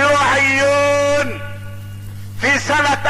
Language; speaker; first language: Arabic; native; Arabic